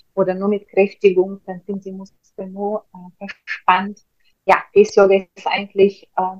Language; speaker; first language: German; non-native, fluent; Russian